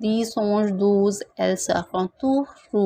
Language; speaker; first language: French; non-native, fluent; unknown